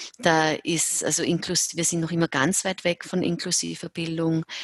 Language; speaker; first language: German; native; German